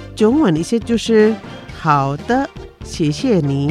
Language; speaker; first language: Chinese; early bilingual, heritage; Chinese